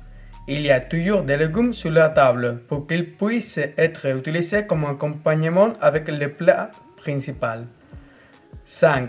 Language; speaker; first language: French; non-native, fluent; Spanish